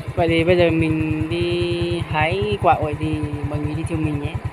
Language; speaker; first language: Vietnamese; non-native, local second language; Hmong